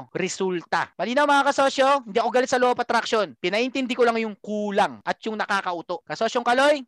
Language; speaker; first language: Filipino; native; Filipino